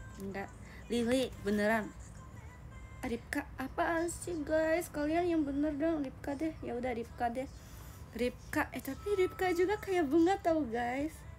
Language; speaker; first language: Indonesian; non-native, learner; Japanese